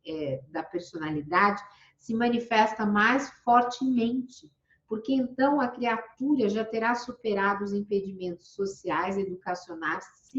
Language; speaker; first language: Portuguese; native; Portuguese